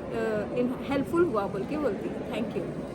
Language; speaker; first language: Hindi; non-native, local second language; Kannada